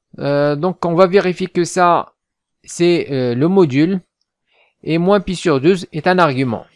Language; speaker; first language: French; non-native, local second language; Arabic